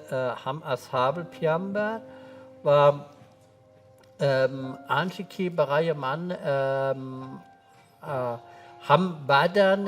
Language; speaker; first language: Persian; non-native, learner; German